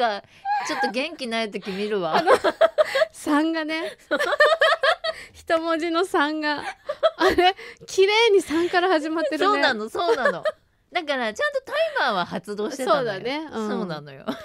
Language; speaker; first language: Japanese; native; Japanese